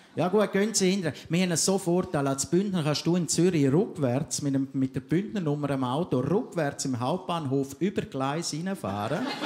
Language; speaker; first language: German; native; German